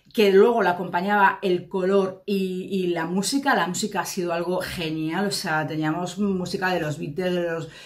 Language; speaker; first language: Spanish; native; Spanish